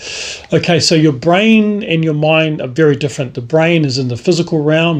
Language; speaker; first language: English; native; English